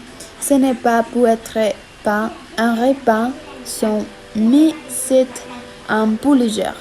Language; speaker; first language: French; non-native, learner; Spanish